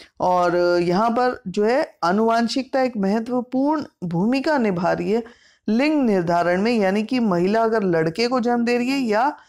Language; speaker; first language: Hindi; native; Hindi